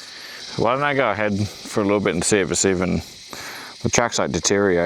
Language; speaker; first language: English; native; English